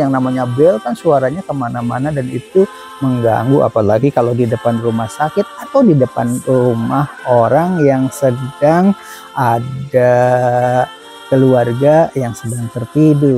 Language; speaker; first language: Indonesian; native; Indonesian